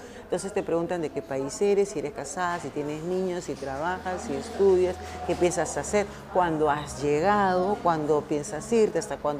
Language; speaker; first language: Spanish; native; Spanish